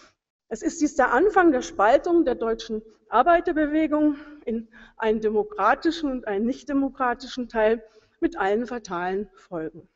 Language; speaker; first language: German; native; German